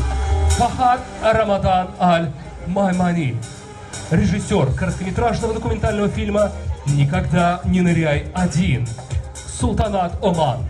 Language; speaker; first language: Russian; native; Russian